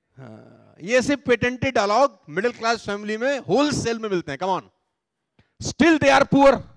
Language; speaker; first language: Hindi; native; Hindi